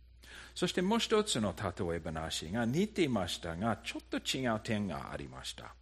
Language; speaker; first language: Japanese; non-native, fluent; English